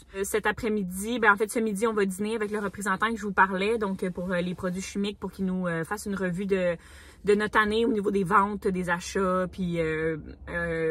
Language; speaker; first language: French; native; French